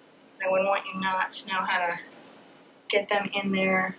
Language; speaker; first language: English; native; English